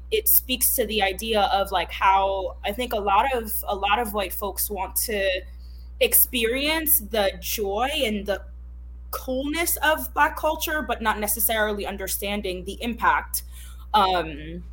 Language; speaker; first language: English; non-native, fluent; Haitian Creole